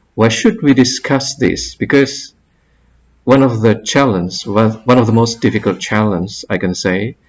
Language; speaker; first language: English; non-native, fluent; Indonesian